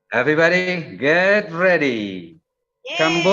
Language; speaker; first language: English; non-native, fluent; Indonesian